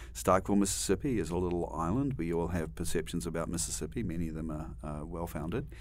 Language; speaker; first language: English; native; English